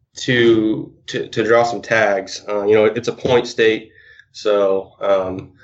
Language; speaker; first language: English; native; English